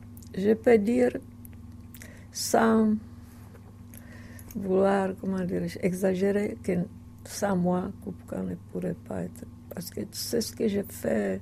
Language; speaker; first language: French; non-native, fluent; Czech